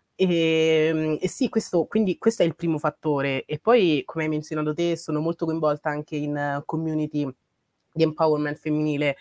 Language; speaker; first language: Italian; early bilingual, other home language; English